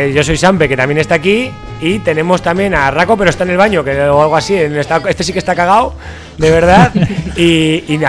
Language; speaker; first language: Spanish; native; Spanish